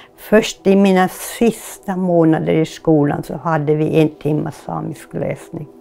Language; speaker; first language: Swedish; non-native, local second language; Northern Sami